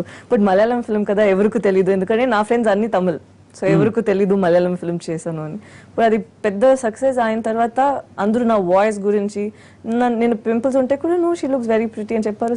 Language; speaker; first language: Telugu; non-native, fluent; Tamil